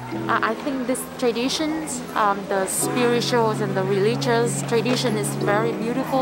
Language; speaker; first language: English; non-native, fluent; Vietnamese